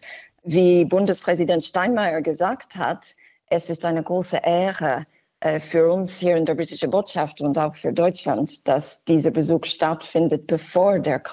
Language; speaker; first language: German; non-native, fluent; English